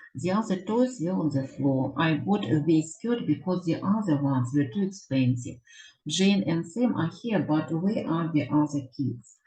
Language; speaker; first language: English; non-native, fluent; Ukrainian